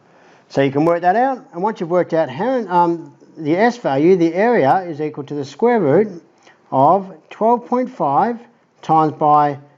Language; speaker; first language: English; native; English